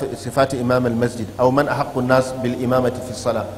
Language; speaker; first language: Arabic; non-native, fluent; Hausa